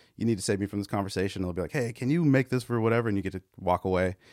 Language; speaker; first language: English; native; English